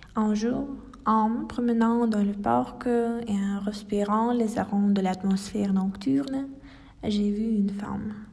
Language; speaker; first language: French; non-native, fluent; Ukrainian